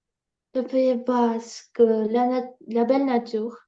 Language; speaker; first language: French; non-native, learner; Ukrainian